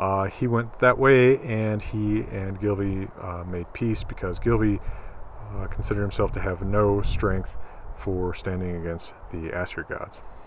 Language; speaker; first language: English; native; English